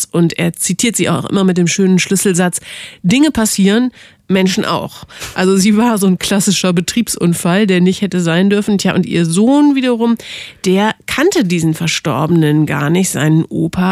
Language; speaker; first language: German; native; German